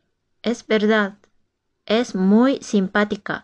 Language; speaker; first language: Spanish; non-native, fluent; Japanese